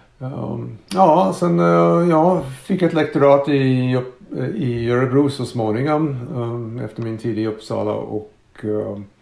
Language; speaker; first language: Swedish; non-native, fluent; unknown